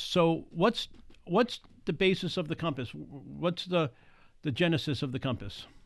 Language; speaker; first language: English; native; English